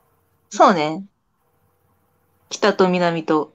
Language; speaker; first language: Japanese; native; Japanese